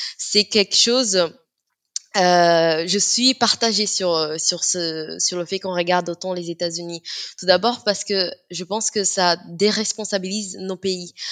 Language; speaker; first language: French; non-native, fluent; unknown